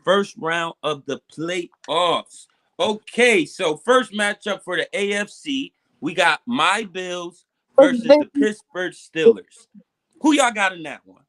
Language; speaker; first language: English; native; English